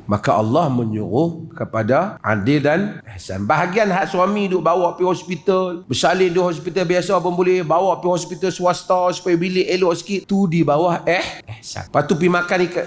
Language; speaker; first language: Malay; native; Malay